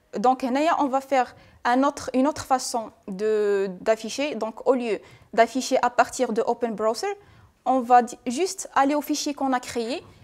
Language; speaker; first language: French; non-native, local second language; Arabic